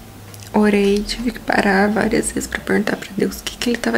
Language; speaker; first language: Portuguese; native; Portuguese